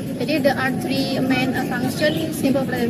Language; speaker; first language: English; non-native, learner; Indonesian